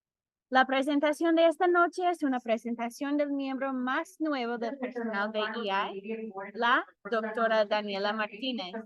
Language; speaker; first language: Spanish; non-native, fluent; English